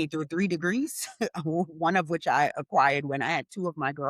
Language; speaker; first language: English; native; English